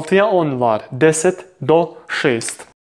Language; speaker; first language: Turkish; non-native, fluent; Bosnian